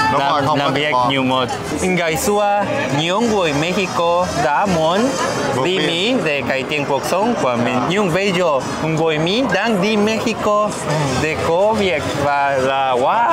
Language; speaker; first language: Vietnamese; non-native, learner; Spanish